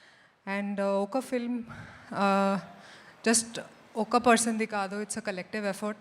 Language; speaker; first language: Telugu; non-native, fluent; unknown